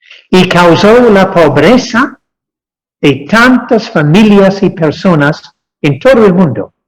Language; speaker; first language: Spanish; non-native, fluent; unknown